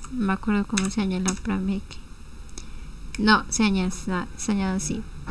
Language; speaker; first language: Spanish; native; Spanish